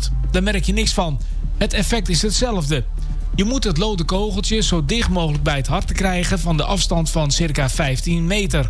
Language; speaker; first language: Dutch; native; Dutch